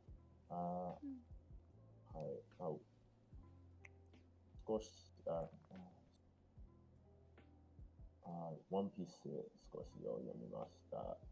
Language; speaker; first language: Japanese; non-native, learner; English